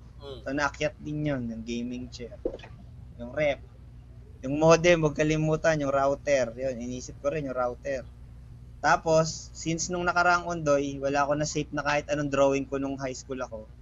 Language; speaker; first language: Filipino; native; Filipino